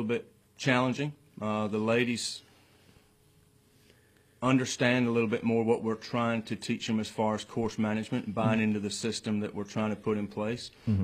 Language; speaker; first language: English; native; English